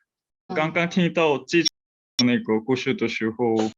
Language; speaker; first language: Chinese; non-native, fluent; Korean